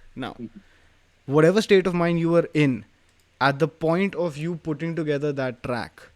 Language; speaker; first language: English; non-native, local second language; Hindi